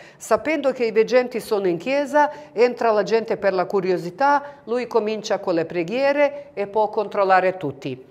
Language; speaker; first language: Italian; non-native, fluent; Bosnian